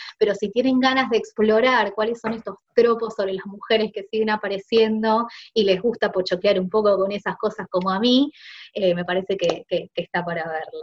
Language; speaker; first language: Spanish; native; Spanish